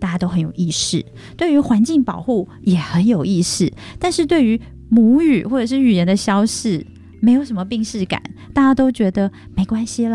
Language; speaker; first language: Chinese; non-native, local second language; Min Nan Chinese